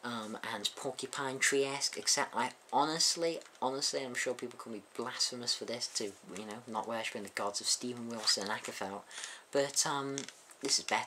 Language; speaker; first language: English; native; English